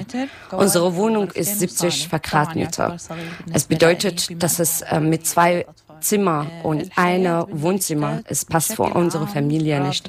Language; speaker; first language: German; non-native, learner; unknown